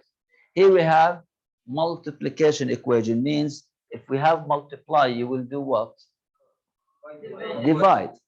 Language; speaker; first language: English; non-native, local second language; Arabic